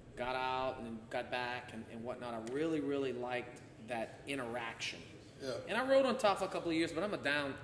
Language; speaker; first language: English; native; English